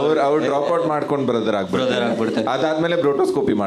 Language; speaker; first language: Kannada; non-native, learner; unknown